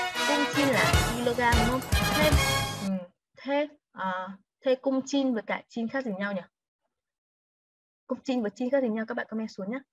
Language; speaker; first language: Chinese; non-native, fluent; Vietnamese